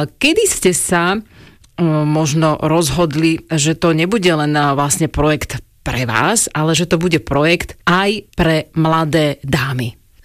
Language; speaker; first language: Slovak; native; Slovak